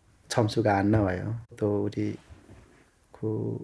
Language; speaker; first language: Korean; non-native, learner; Nepali